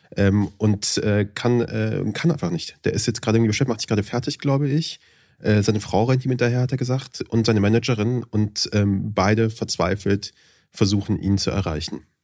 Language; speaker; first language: German; early bilingual, other home language; Persian